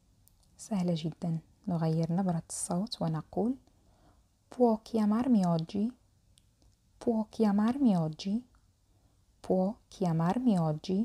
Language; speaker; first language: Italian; non-native, fluent; Arabic